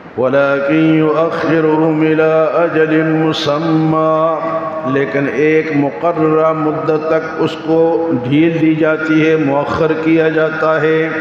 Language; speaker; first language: Urdu; non-native, local second language; Pashto